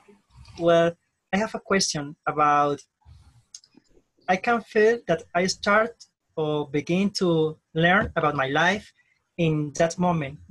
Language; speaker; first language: English; non-native, learner; Spanish